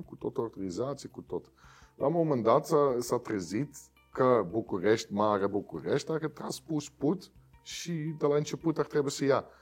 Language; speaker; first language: Romanian; non-native, learner; Dutch